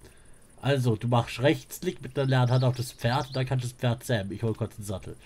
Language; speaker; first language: German; native; German